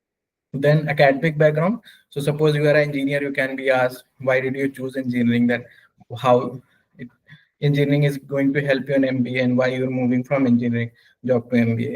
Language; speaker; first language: English; non-native, local second language; Hindi